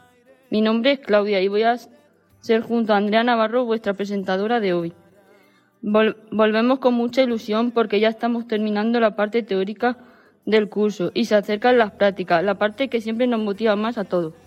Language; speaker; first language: Spanish; native; Spanish